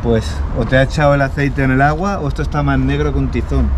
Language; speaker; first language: Spanish; native; Spanish